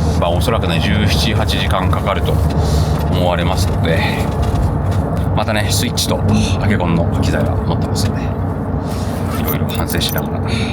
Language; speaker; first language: Japanese; native; Japanese